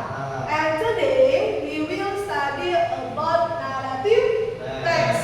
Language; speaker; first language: English; non-native, fluent; Indonesian